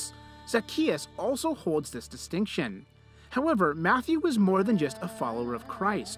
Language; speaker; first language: English; native; English